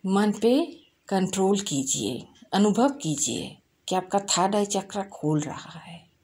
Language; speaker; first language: Hindi; non-native, local second language; Bangla